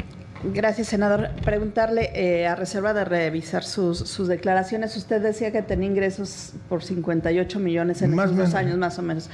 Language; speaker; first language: Spanish; native; Spanish